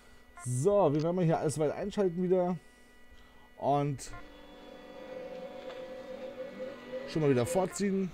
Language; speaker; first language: German; native; German